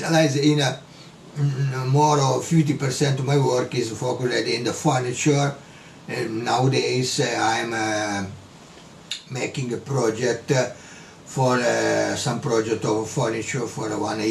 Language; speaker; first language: English; non-native, learner; Italian